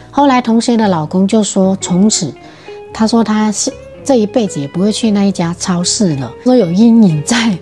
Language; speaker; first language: Chinese; native; Chinese